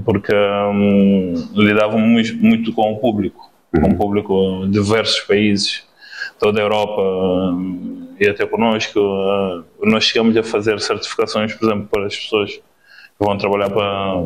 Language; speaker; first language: Portuguese; non-native, local second language; Kabuverdianu